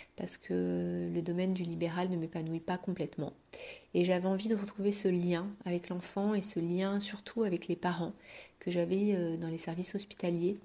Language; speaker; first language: French; native; French